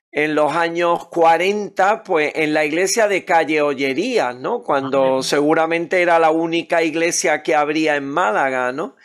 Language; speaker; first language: Spanish; native; Spanish